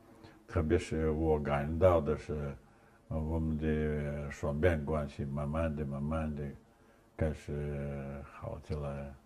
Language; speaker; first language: Chinese; non-native, fluent; Russian